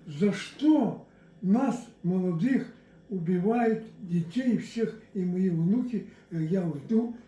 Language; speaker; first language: Russian; non-native, local second language; Ukrainian